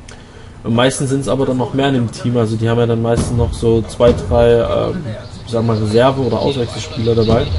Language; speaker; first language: German; native; German